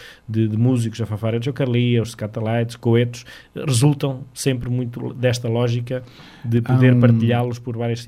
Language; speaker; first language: Portuguese; native; Portuguese